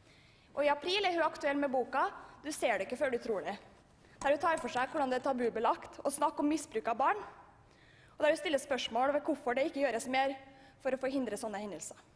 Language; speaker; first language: Norwegian; native; Norwegian